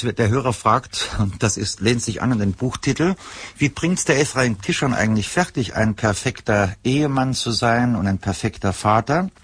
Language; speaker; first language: German; native; German